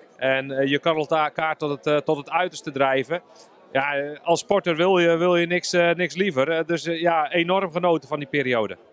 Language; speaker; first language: Dutch; native; Dutch